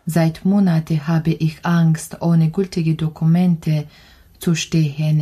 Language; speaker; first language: German; non-native, learner; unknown